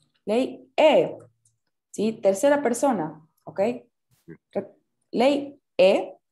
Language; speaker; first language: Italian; non-native, fluent; Spanish